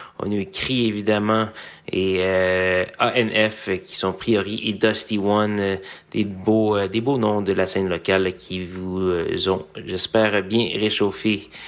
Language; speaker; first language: French; native; French